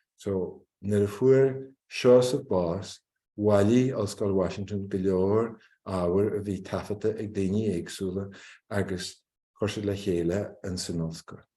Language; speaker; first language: Irish; native; Irish